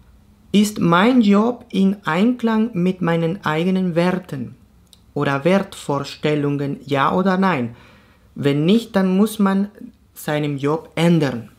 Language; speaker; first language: German; non-native, fluent; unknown